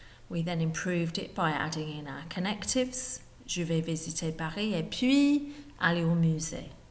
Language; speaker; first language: French; non-native, fluent; English